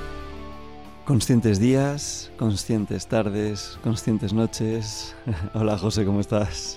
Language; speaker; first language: Spanish; native; Spanish